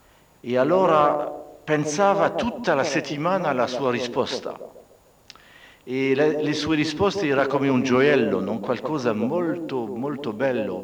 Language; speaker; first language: Italian; non-native, fluent; French